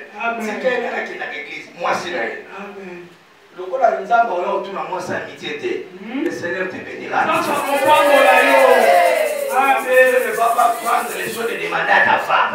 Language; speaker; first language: French; non-native, local second language; Lingala